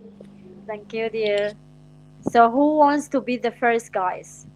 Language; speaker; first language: English; non-native, fluent; Arabic